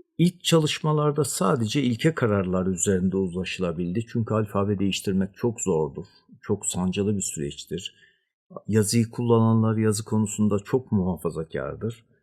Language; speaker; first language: Turkish; native; Turkish